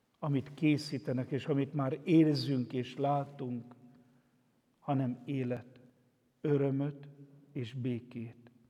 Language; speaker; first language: Hungarian; native; Hungarian